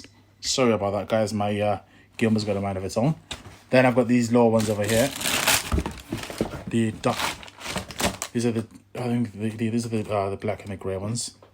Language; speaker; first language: English; native; English